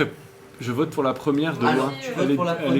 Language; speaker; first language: French; native; French